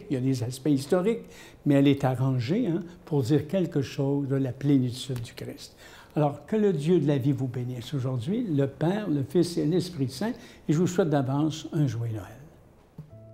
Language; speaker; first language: French; native; French